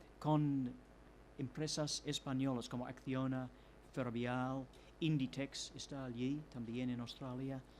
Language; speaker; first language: Spanish; non-native, fluent; English